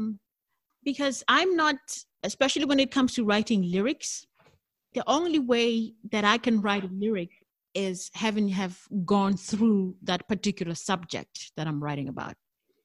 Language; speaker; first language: English; non-native, local second language; Northern Sotho